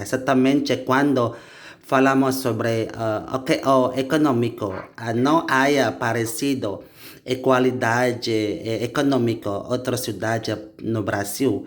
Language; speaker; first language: Portuguese; non-native, learner; Indonesian